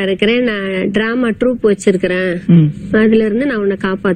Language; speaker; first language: Tamil; native; Tamil